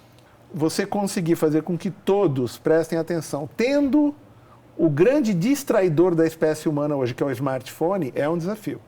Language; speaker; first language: Portuguese; native; Portuguese